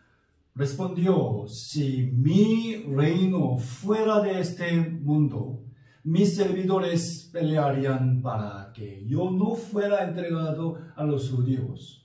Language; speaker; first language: Spanish; non-native, fluent; Korean